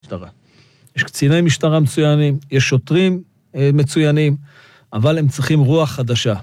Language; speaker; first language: Hebrew; non-native, local second language; Arabic